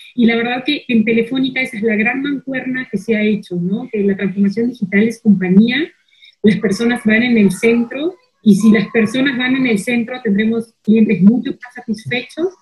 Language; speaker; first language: Spanish; native; Spanish